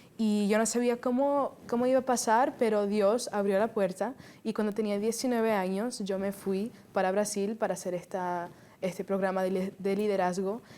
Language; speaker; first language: Spanish; early bilingual, heritage; Spanish